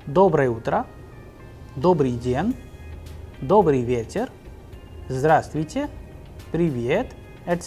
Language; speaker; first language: Russian; non-native, fluent; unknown